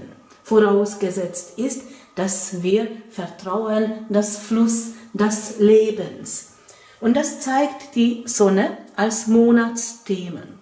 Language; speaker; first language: German; non-native, fluent; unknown